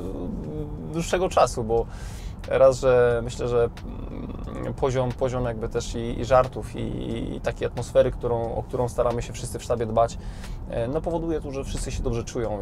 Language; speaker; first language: Polish; native; Polish